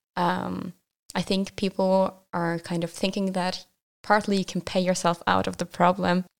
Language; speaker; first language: English; non-native, fluent; Norwegian